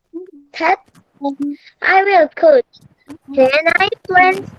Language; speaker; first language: English; non-native, learner; Indonesian